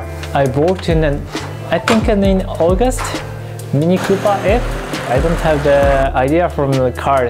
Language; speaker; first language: English; non-native, learner; Japanese